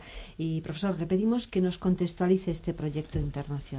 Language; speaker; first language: Spanish; native; Spanish